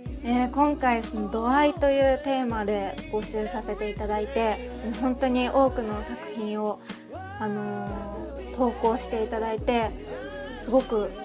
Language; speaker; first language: Japanese; native; Japanese